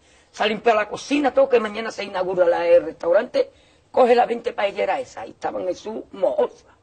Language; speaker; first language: Spanish; native; Spanish